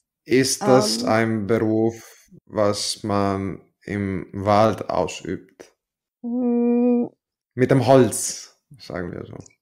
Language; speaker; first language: German; non-native, fluent; Italian